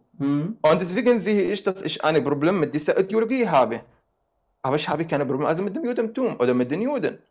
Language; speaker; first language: German; non-native, fluent; Arabic